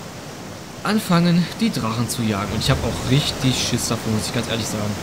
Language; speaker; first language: German; native; German